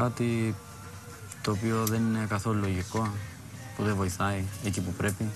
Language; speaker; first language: Greek; early bilingual, other home language; Albanian